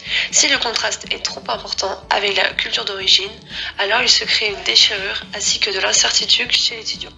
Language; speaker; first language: French; native; French